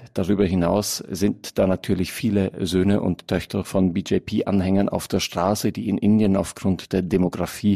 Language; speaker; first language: German; native; German